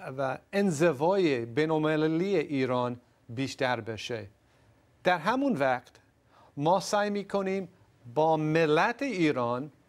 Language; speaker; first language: Persian; non-native, fluent; English